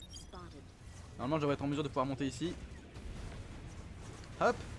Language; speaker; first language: French; native; French